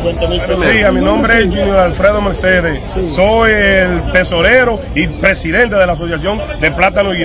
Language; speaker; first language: Spanish; native; Spanish